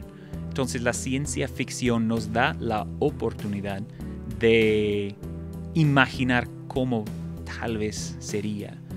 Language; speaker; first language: Spanish; non-native, fluent; English